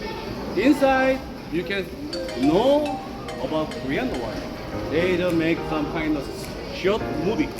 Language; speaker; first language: English; non-native, learner; Korean